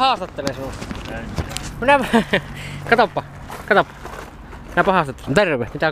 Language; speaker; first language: Finnish; native; Finnish